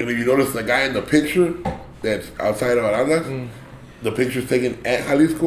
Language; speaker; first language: English; early bilingual, other home language; Spanish